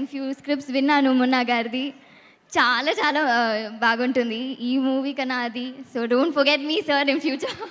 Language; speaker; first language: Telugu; non-native, learner; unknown